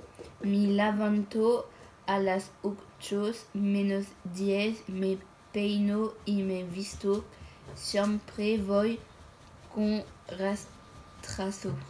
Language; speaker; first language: Spanish; non-native, learner; French